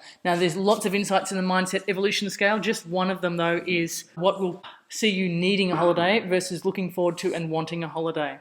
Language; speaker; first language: English; native; English